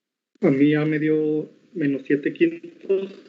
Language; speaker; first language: Spanish; native; Spanish